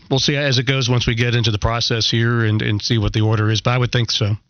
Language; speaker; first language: English; native; English